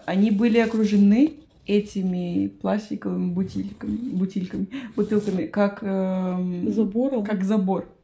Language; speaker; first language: Russian; non-native, fluent; Spanish